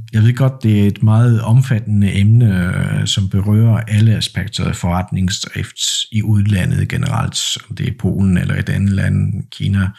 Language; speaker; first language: Danish; non-native, fluent; Polish